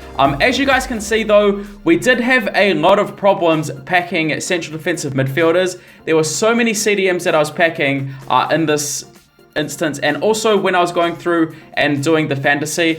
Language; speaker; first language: English; native; English